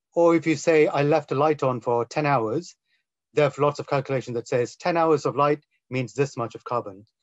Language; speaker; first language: English; non-native, local second language; Tamil